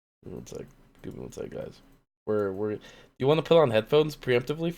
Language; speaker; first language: English; native; English